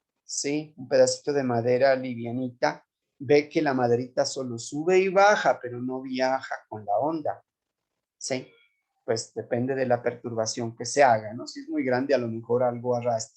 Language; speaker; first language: Spanish; native; Spanish